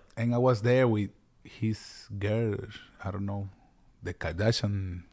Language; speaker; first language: English; early bilingual, other home language; Spanish